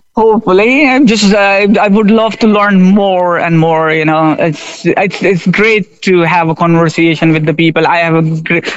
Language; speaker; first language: English; non-native, local second language; Urdu